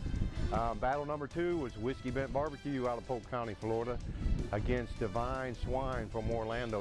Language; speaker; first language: English; native; English